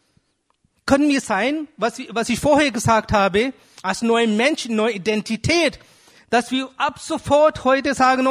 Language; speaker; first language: German; non-native, fluent; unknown